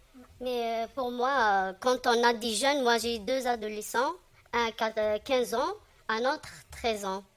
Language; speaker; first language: French; non-native, learner; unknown